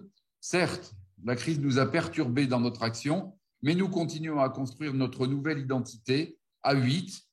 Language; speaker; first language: French; native; French